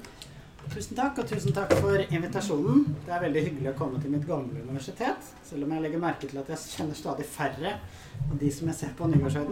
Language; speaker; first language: Norwegian; native; Norwegian